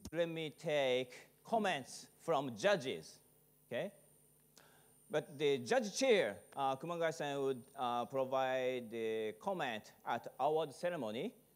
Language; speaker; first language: English; non-native, fluent; Japanese